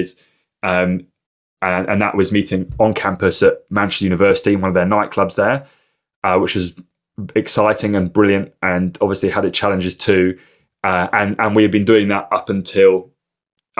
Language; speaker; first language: English; native; English